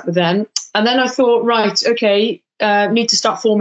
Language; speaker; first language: English; native; English